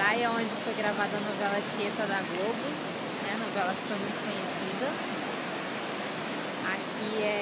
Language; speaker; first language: Portuguese; native; Portuguese